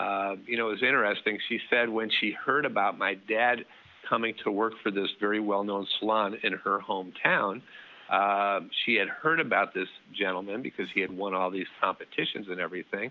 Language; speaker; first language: English; early bilingual, other home language; Dutch